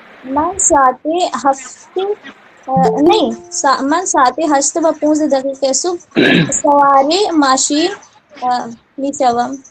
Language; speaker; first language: Persian; non-native, learner; Urdu